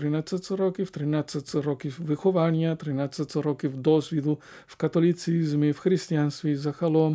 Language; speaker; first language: Ukrainian; non-native, fluent; Spanish